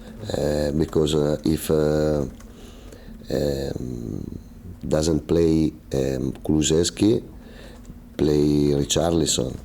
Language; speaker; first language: English; non-native, learner; Italian